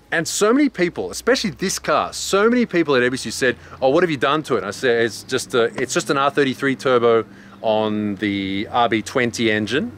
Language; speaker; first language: English; native; English